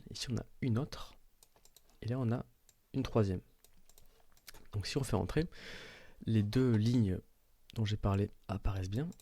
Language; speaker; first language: French; native; French